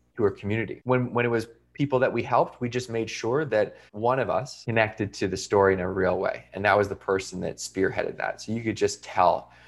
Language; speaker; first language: English; native; English